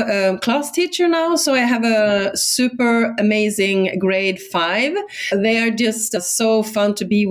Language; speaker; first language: English; non-native, fluent; Swedish